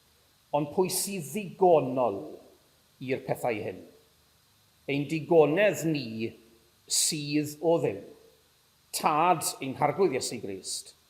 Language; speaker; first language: Welsh; native; Welsh